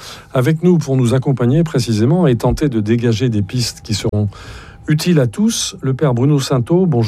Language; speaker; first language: French; native; French